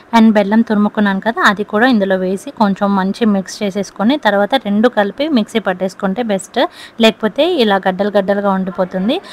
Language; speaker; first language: Telugu; non-native, local second language; Lambadi